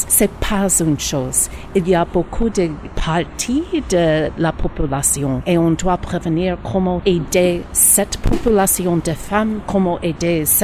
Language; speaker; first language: French; non-native, learner; English